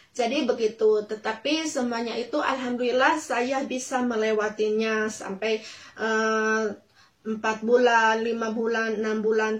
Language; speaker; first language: Indonesian; non-native, local second language; Sundanese